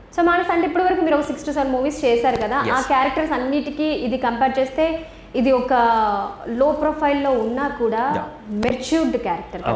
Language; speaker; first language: Telugu; native; Telugu